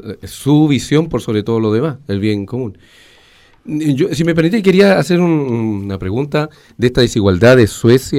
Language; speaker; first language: Spanish; native; Spanish